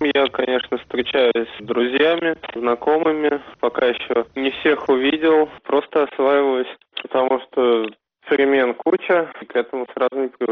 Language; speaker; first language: Russian; native; Russian